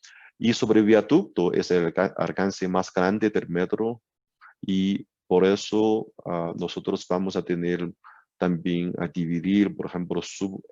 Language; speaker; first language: Spanish; non-native, learner; Chinese